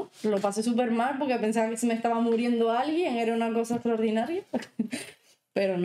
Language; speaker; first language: Spanish; native; Spanish